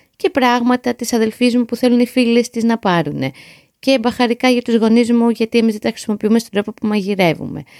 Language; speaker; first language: Greek; native; Greek